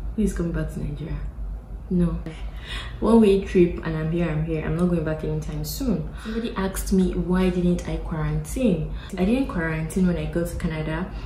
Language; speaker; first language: English; non-native, local second language; Yoruba